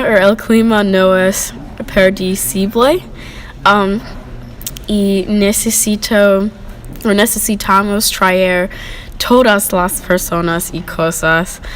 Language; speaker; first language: Spanish; non-native, learner; English